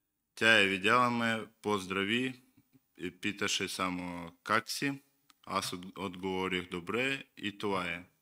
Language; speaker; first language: Bulgarian; non-native, learner; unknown